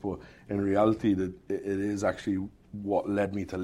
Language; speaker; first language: English; native; English